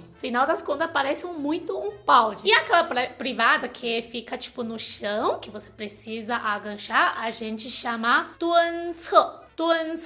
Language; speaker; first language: Portuguese; non-native, fluent; Chinese